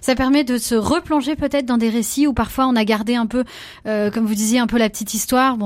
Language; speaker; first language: French; native; French